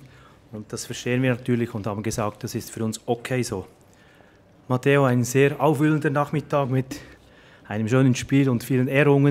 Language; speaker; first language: German; native; German